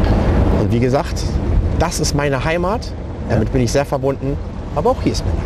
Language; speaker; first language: German; early bilingual, other home language; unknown